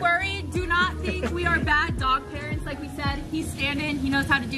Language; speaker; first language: English; native; English